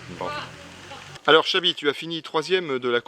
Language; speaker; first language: French; native; French